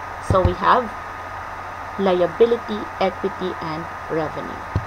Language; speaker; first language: English; non-native, local second language; Filipino